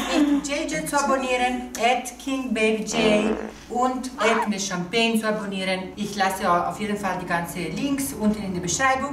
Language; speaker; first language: German; non-native, local second language; Italian